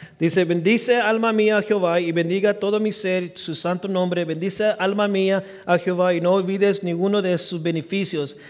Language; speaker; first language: Spanish; early bilingual, heritage; Spanish